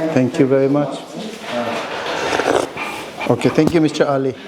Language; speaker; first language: English; non-native, learner; Bangla